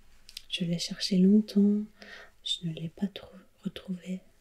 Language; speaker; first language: French; non-native, learner; German